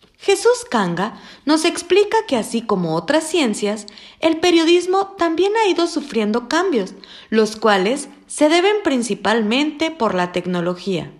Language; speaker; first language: Spanish; native; Spanish